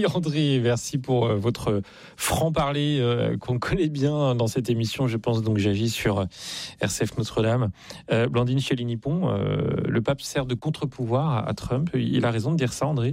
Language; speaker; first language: French; native; French